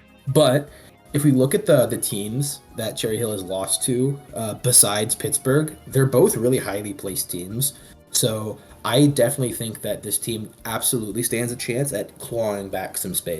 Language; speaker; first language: English; native; English